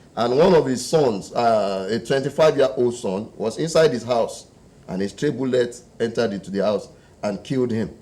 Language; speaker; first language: English; non-native, local second language; Yoruba